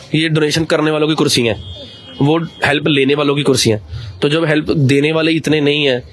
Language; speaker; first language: Hindi; non-native, local second language; Punjabi